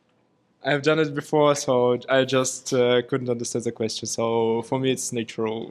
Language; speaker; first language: English; non-native, fluent; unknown